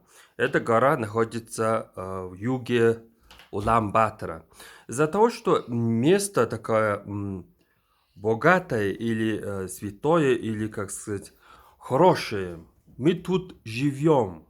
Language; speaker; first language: Russian; non-native, fluent; Mongolian